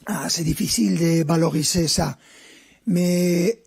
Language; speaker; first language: French; non-native, fluent; Spanish